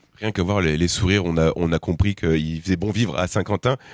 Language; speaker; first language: French; native; French